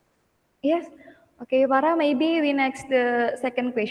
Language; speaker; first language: English; non-native, learner; Indonesian